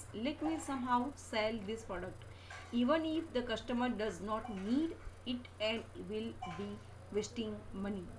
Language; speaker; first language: English; non-native, local second language; Gujarati